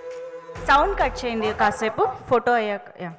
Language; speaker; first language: Telugu; native; Telugu